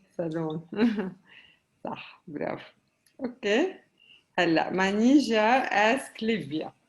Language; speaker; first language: Arabic; native; Arabic